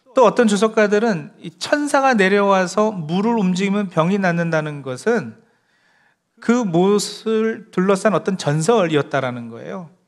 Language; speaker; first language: Korean; early bilingual, heritage; Korean